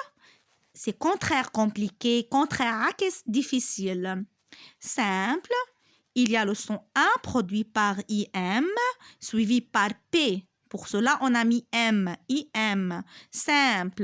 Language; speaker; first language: French; non-native, local second language; Arabic